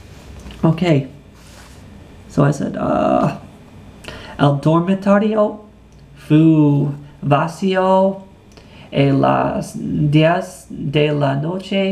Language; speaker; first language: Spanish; non-native, learner; English